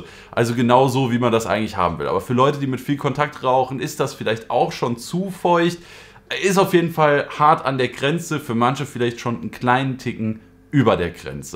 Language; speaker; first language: German; native; German